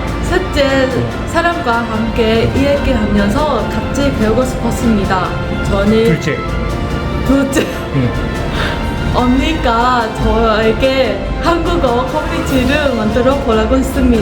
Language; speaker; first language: Korean; non-native, learner; Vietnamese